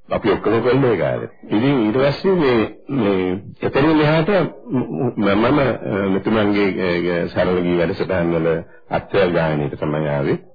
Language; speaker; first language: Sinhala; native; Sinhala